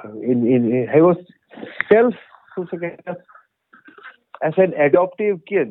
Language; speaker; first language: Dutch; non-native, learner; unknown